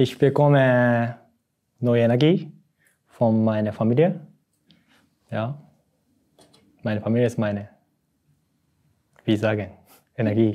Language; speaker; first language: German; non-native, learner; Japanese